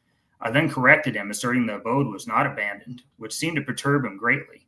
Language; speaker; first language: English; native; English